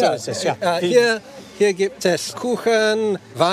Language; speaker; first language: German; non-native, learner; English